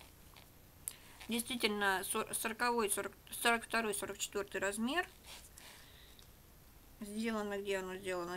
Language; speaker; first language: Russian; native; Russian